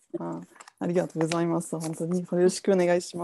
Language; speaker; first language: Japanese; non-native, fluent; French